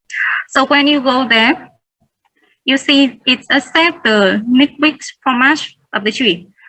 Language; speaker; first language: English; non-native, learner; Vietnamese